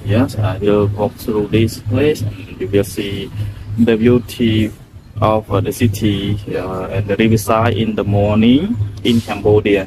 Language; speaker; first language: English; non-native, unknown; Khmer